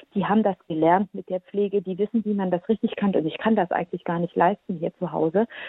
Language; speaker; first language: German; early bilingual, heritage; German